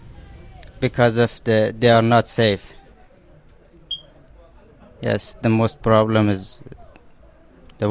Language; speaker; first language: English; non-native, learner; Persian